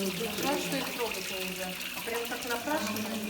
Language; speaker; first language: Russian; native; Russian